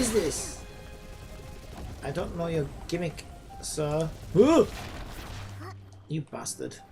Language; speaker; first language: English; native; English